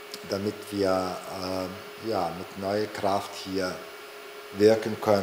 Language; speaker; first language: German; non-native, fluent; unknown